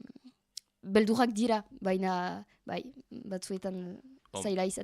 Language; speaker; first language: Basque; non-native, learner; French